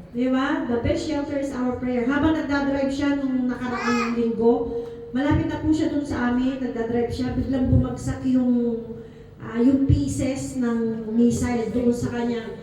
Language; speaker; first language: Filipino; native; Filipino